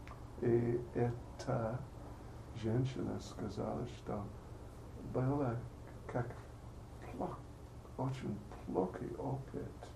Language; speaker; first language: Russian; non-native, learner; English